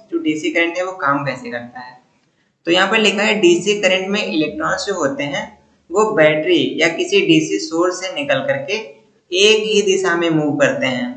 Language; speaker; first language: Hindi; native; Hindi